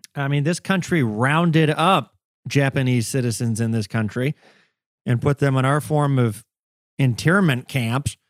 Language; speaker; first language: English; native; English